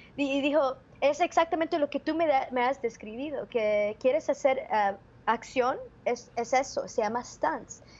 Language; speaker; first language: Spanish; early bilingual, heritage; Spanish